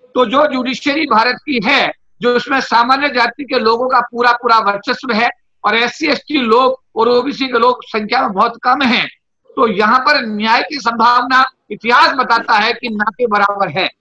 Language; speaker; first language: Hindi; native; Hindi